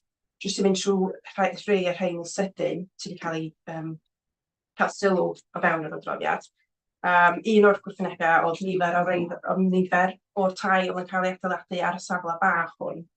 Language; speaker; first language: Welsh; native; Welsh